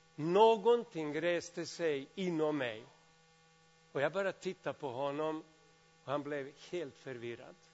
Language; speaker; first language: Swedish; non-native, fluent; Serbian